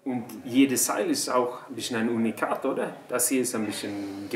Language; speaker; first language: German; non-native, fluent; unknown